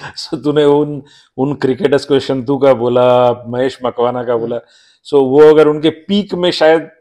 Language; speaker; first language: Hindi; non-native, local second language; Marathi